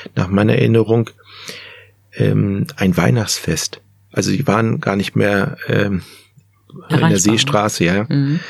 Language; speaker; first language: German; native; German